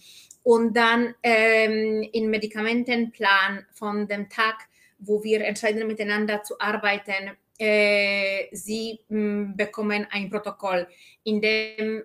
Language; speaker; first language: German; non-native, fluent; Polish